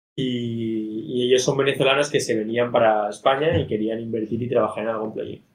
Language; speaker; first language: Spanish; native; Spanish